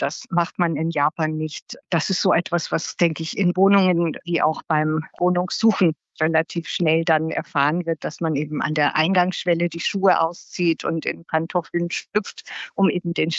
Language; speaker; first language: German; native; German